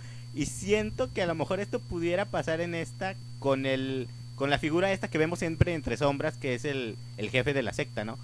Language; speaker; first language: Spanish; native; Spanish